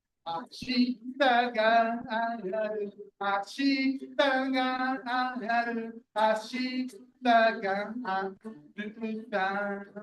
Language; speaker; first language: Japanese; native; Japanese